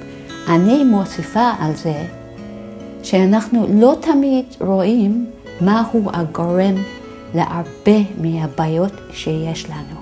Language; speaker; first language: Hebrew; non-native, fluent; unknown